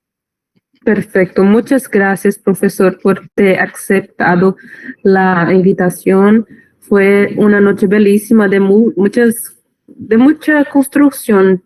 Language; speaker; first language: Spanish; non-native, learner; Portuguese